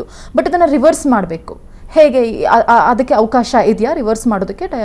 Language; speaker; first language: Kannada; native; Kannada